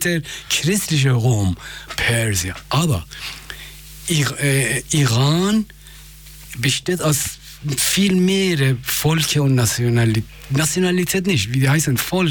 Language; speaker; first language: German; non-native, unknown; Persian